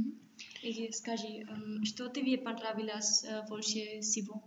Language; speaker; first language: Russian; non-native, learner; Spanish